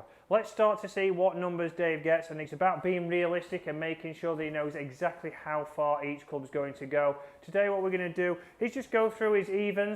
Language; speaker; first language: English; native; English